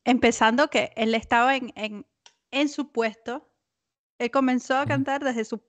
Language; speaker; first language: Spanish; native; Spanish